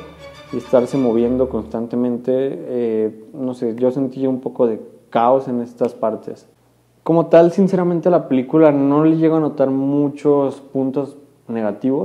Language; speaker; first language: Spanish; native; Spanish